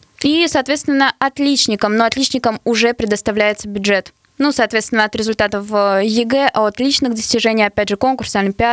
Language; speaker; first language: Russian; native; Russian